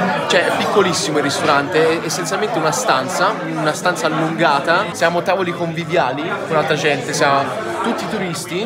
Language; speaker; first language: Italian; native; Italian